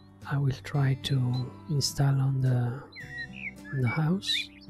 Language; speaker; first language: English; non-native, learner; Italian